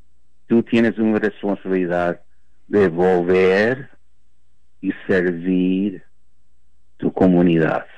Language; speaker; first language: Spanish; non-native, fluent; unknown